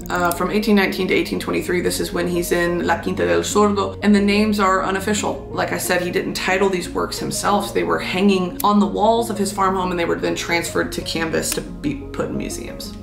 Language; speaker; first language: English; native; English